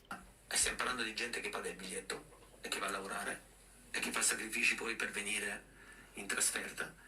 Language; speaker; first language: Italian; native; Italian